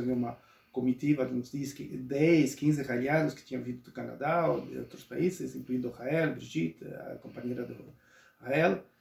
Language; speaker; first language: Portuguese; non-native, local second language; Spanish